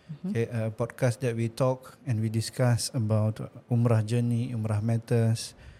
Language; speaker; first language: English; non-native, local second language; Malay